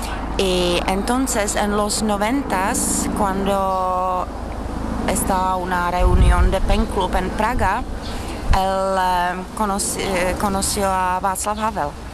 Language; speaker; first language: Spanish; non-native, learner; Czech